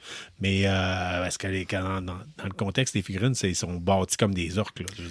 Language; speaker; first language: French; native; French